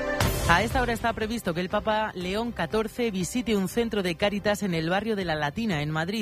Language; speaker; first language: Spanish; native; Spanish